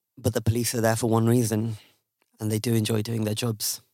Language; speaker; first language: English; native; English